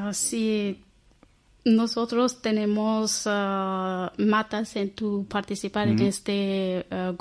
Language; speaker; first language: Spanish; non-native, learner; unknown